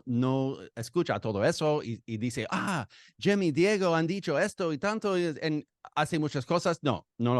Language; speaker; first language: Spanish; non-native, fluent; English